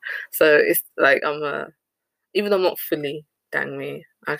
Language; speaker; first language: English; native; English